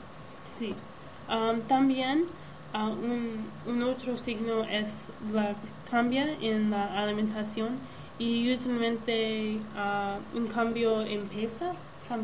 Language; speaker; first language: Spanish; non-native, learner; English